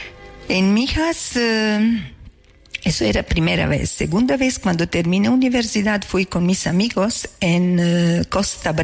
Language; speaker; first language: Spanish; non-native, learner; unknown